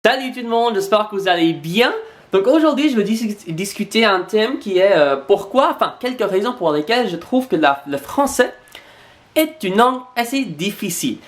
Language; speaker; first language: French; non-native, fluent; English